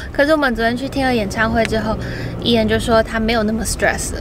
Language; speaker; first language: Chinese; native; Chinese